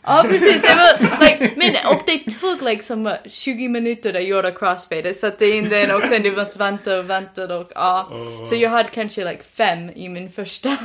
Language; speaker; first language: Swedish; non-native, learner; English